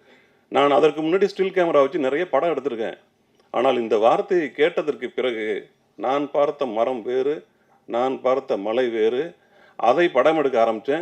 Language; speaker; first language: Tamil; native; Tamil